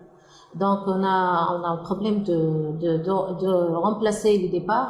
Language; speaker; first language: French; non-native, local second language; Arabic